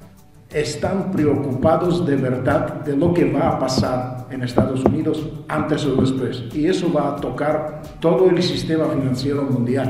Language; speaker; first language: Spanish; non-native, fluent; Russian